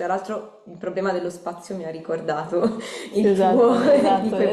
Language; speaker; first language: Italian; native; Italian